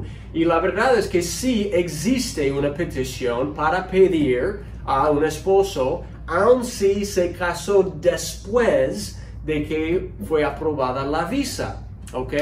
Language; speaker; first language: Spanish; non-native, fluent; English